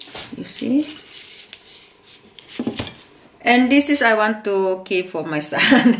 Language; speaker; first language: English; non-native, learner; Indonesian